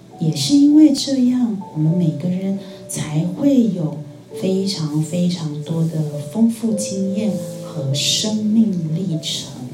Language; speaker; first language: Chinese; native; Chinese